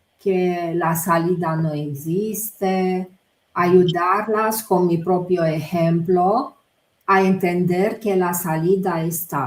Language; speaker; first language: Spanish; non-native, fluent; Romanian